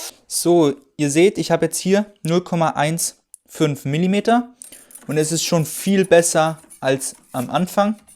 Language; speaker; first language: German; native; German